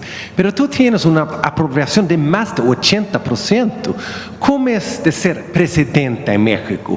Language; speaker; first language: Spanish; non-native, learner; Swedish